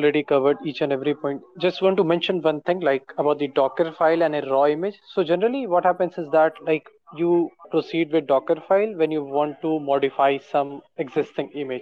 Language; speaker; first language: English; non-native, local second language; Hindi